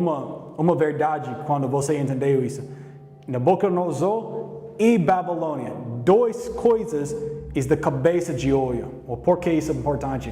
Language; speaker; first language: Portuguese; non-native, learner; English